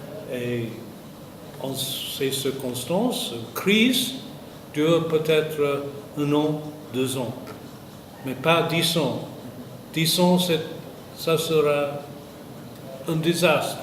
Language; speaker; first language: French; non-native, fluent; English